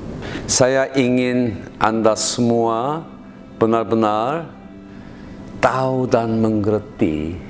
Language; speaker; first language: Indonesian; non-native, learner; Korean